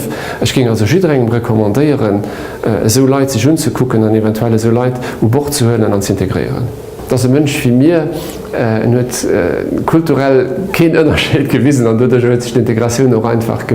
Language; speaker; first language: German; non-native, local second language; Luxembourgish